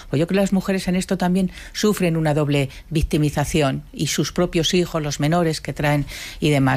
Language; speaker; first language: Spanish; native; Spanish